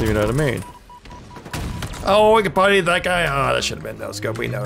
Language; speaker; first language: English; native; English